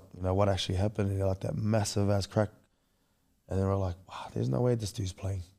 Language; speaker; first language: English; native; English